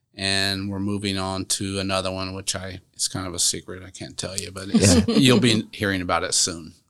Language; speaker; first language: English; native; English